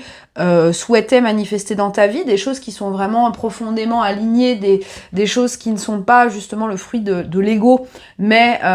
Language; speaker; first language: French; native; French